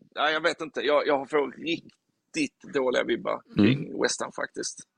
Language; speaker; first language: Swedish; native; Swedish